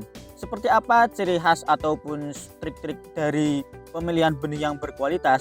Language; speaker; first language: Indonesian; native; Indonesian